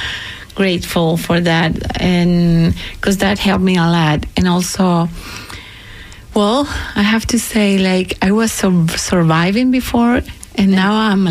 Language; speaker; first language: English; non-native, learner; Spanish